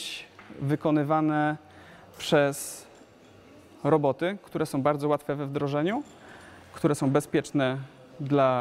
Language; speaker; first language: Polish; native; Polish